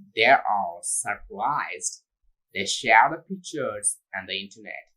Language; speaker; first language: English; non-native, local second language; Tamil